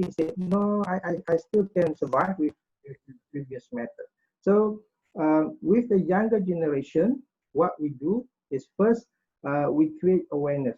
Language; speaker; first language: English; non-native, local second language; Malay